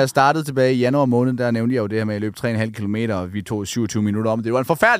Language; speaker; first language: Danish; native; Danish